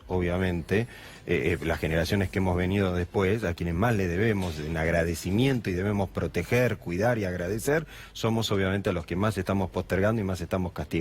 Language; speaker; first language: Spanish; native; Spanish